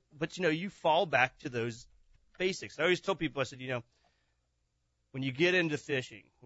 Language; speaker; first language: English; native; English